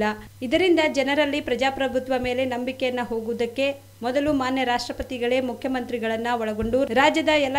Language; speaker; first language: Kannada; native; Kannada